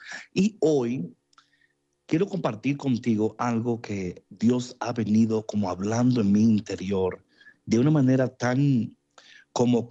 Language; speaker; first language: Spanish; native; Spanish